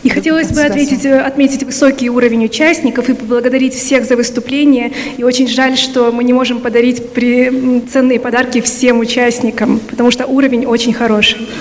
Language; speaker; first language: Russian; native; Russian